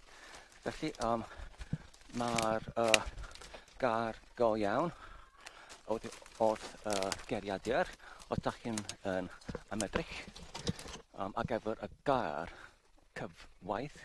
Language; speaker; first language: Welsh; non-native, learner; English